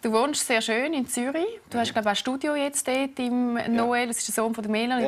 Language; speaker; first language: German; native; German